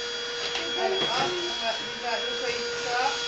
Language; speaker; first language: French; native; French